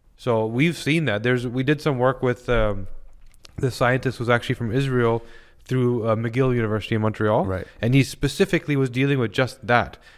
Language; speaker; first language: English; native; English